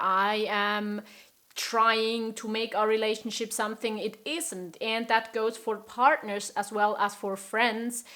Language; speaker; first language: English; non-native, fluent; German